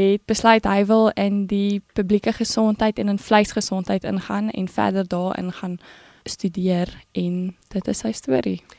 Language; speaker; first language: Afrikaans; native; Afrikaans